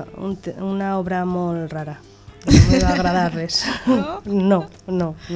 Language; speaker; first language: Catalan; non-native, local second language; Spanish